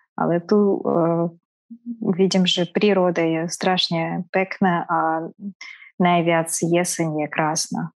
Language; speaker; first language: Slovak; non-native, fluent; Kazakh